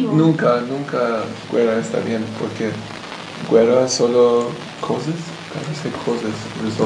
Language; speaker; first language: Spanish; non-native, learner; English